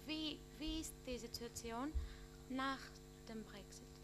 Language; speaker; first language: German; non-native, learner; Greek